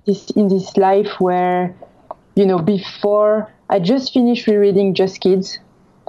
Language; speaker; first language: English; non-native, fluent; French